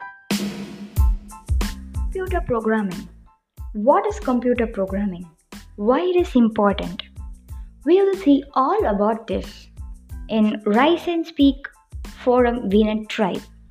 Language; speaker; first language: English; non-native, local second language; Tamil